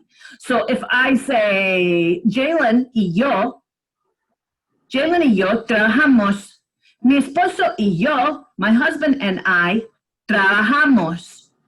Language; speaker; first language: Spanish; non-native, fluent; English